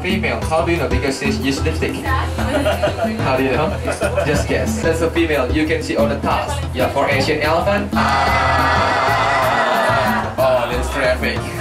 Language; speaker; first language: English; non-native, fluent; Indonesian